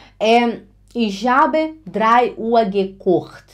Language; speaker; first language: German; non-native, fluent; Portuguese